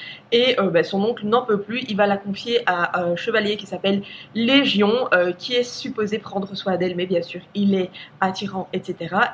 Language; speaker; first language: French; native; French